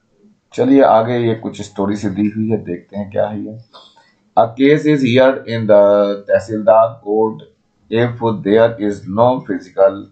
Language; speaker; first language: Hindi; native; Hindi